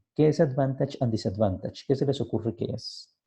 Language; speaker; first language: Spanish; native; Spanish